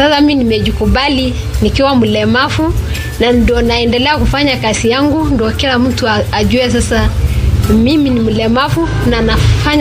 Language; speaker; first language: Swahili; non-native, local second language; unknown